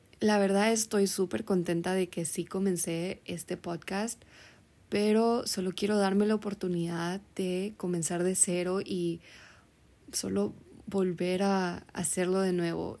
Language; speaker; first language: Spanish; early bilingual, heritage; Spanish